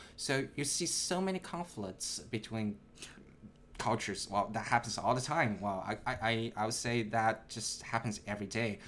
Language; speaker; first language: English; non-native, fluent; Chinese